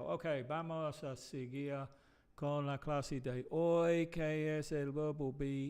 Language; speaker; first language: Spanish; non-native, fluent; English